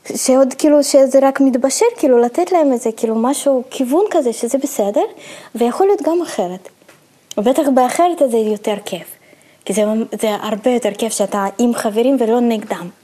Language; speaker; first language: Hebrew; early bilingual, other home language; Russian